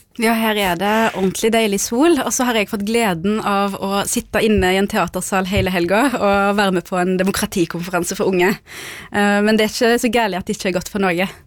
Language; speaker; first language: Norwegian; early bilingual, other home language; Arabic